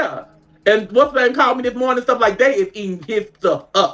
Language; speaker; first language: English; native; English